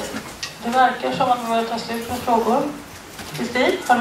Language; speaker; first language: Swedish; native; Swedish